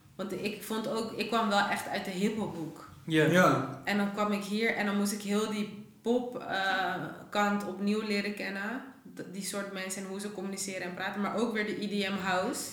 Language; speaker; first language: Dutch; early bilingual, other home language; Persian